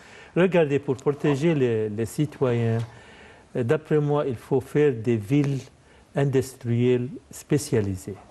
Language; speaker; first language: French; non-native, fluent; Arabic